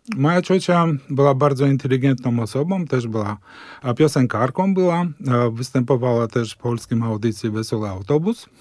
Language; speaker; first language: Polish; early bilingual, heritage; Polish